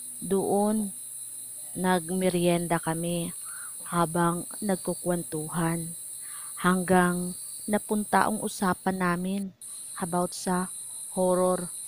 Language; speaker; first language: Filipino; native; Filipino